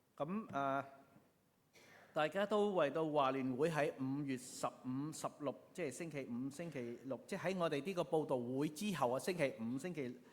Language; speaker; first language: Cantonese; native; Cantonese